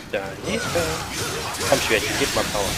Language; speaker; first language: German; native; German